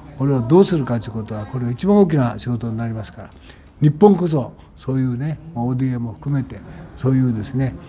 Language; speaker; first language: Japanese; native; Japanese